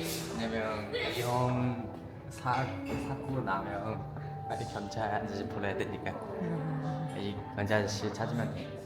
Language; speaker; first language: Korean; non-native, fluent; Chinese